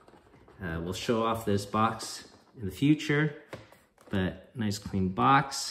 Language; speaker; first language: English; native; English